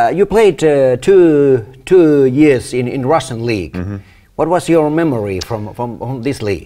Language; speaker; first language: English; non-native, learner; Finnish